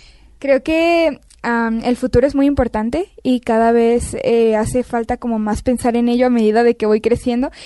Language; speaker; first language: Spanish; native; Spanish